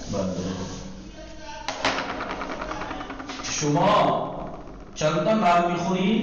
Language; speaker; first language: Persian; non-native, fluent; Urdu